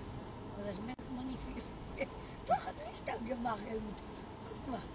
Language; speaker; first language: German; non-native, fluent; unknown